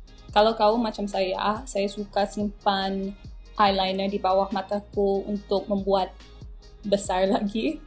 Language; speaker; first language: Malay; non-native, local second language; English